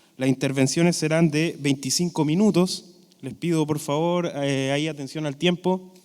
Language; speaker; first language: Spanish; native; Spanish